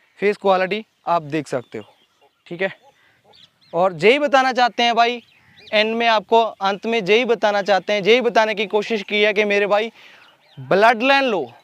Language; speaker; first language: Hindi; non-native, local second language; Punjabi